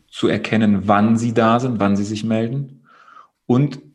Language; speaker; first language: German; non-native, local second language; Greek